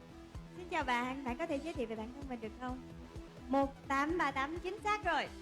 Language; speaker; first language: Vietnamese; native; Vietnamese